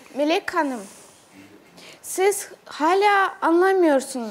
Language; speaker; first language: Turkish; non-native, learner; Russian